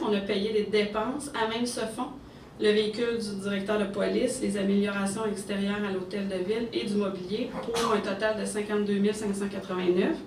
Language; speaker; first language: French; native; French